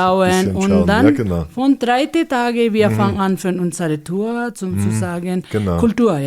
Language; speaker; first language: German; non-native, learner; Ladakhi